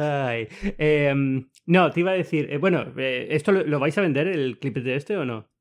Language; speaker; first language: Spanish; native; Spanish